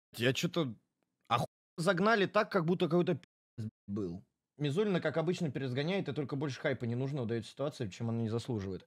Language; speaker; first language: Russian; native; Russian